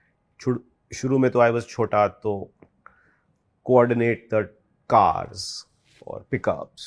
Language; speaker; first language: English; non-native, local second language; Hindi